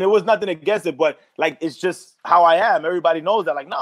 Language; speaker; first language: English; native; English